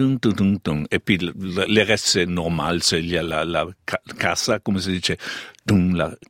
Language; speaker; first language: French; non-native, fluent; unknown